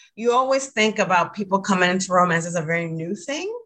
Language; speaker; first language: English; non-native, fluent; Spanish